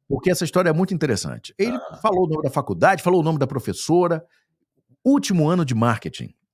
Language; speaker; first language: Portuguese; native; Portuguese